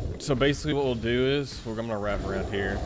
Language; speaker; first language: English; native; English